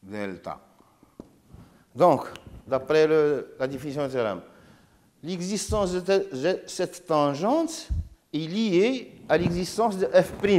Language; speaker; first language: French; non-native, local second language; Arabic